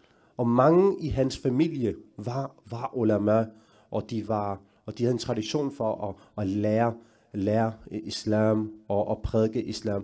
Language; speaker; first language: Danish; early bilingual, other home language; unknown